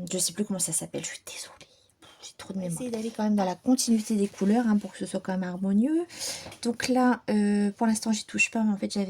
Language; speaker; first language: French; native; French